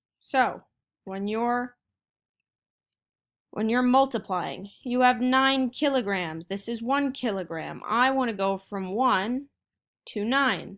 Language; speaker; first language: English; native; English